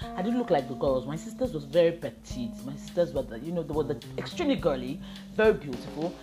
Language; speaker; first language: English; non-native, local second language; Yoruba